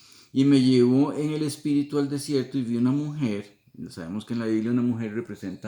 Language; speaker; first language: Spanish; native; Spanish